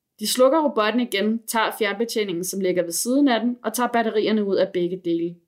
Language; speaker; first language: Danish; native; Danish